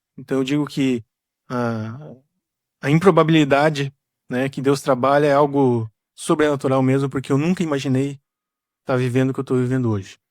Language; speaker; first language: Portuguese; native; Portuguese